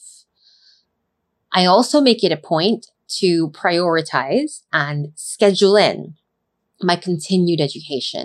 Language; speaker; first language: English; non-native, local second language; Filipino